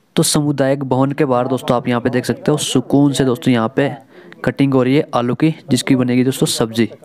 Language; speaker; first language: Hindi; native; Hindi